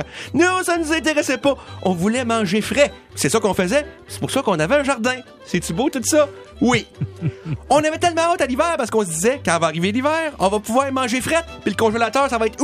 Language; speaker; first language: French; native; French